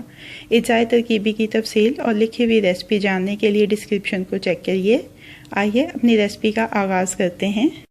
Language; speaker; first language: Urdu; native; Urdu